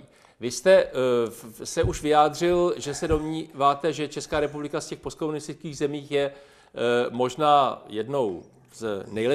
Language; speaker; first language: Czech; native; Czech